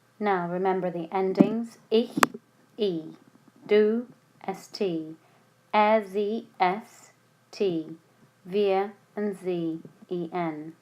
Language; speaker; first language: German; non-native, fluent; English